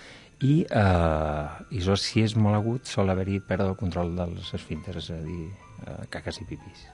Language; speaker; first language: Catalan; native; Catalan